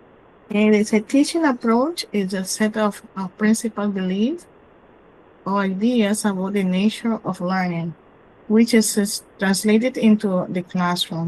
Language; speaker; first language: English; non-native, learner; Spanish